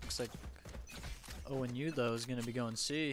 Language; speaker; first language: English; native; English